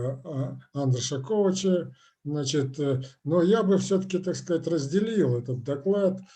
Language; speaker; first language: Russian; native; Russian